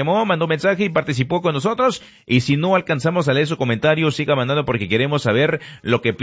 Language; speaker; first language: Spanish; early bilingual, heritage; Spanish